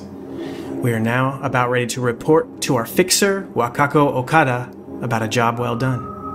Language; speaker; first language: English; native; English